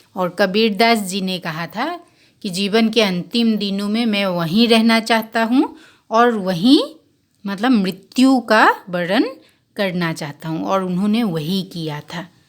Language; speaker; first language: Hindi; non-native, local second language; Assamese